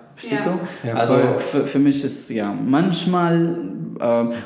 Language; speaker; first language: German; non-native, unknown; Arabic